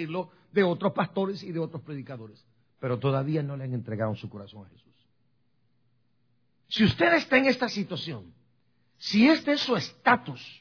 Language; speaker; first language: Spanish; native; Spanish